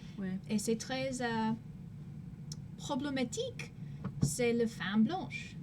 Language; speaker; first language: French; non-native, learner; English